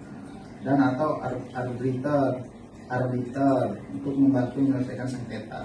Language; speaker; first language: Indonesian; native; Indonesian